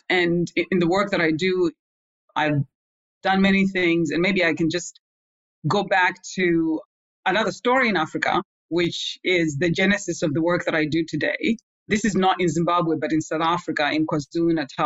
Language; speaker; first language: English; non-native, local second language; Shona